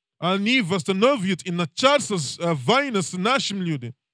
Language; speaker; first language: Russian; non-native, learner; English